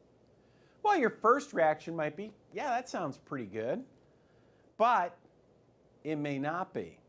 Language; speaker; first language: English; native; English